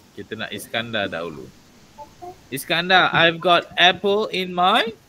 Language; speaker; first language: English; non-native, local second language; Malay